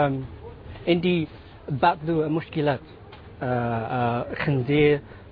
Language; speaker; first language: Arabic; non-native, learner; Filipino